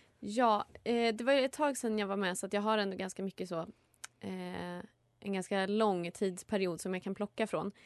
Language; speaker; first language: Swedish; native; Swedish